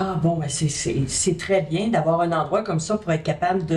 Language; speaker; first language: French; native; French